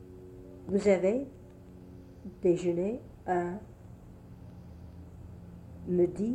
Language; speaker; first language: French; non-native, learner; English